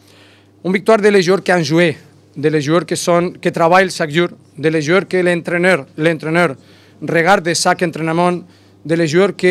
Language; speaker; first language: French; non-native, learner; Spanish